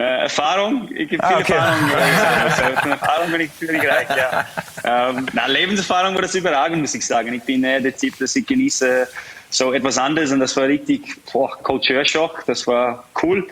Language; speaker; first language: German; non-native, fluent; English